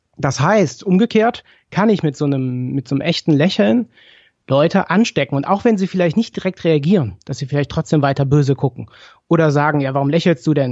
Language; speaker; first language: German; native; German